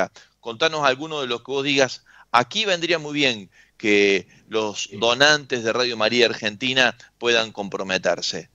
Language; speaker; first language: Spanish; native; Spanish